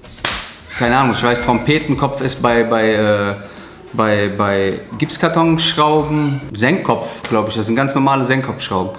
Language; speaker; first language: German; native; German